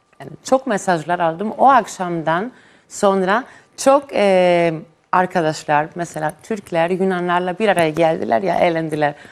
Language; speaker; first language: Turkish; non-native, fluent; Greek